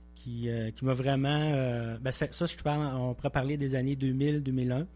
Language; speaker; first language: French; native; French